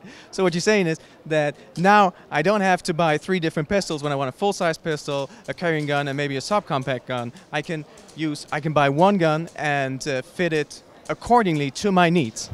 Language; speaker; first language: English; non-native, fluent; German